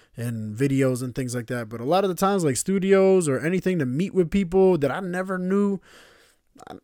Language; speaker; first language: English; native; English